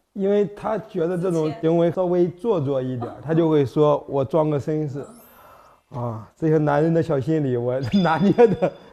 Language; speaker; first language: Chinese; native; Chinese